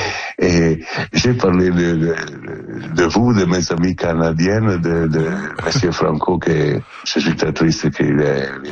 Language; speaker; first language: French; non-native, learner; Italian